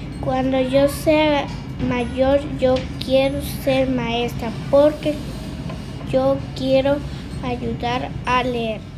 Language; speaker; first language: Spanish; non-native, learner; English